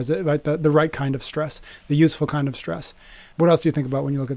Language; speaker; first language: English; native; English